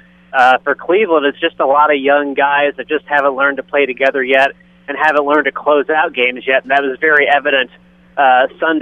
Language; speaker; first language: English; native; English